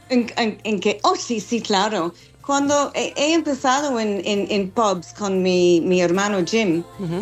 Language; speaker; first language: Spanish; non-native, learner; English